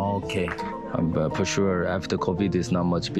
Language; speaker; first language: English; non-native, learner; Korean